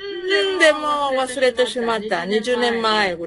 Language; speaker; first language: Japanese; non-native, learner; Spanish